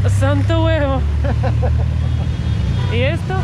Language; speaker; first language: Spanish; non-native, learner; Polish